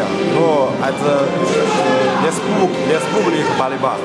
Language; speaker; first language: Russian; non-native, learner; Chinese